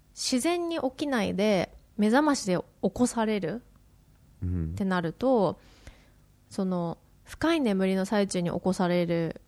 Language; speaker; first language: Japanese; native; Japanese